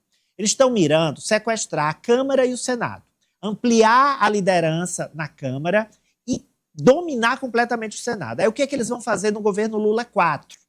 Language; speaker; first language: Portuguese; native; Portuguese